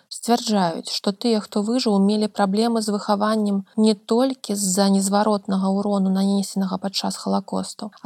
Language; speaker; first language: Belarusian; native; Belarusian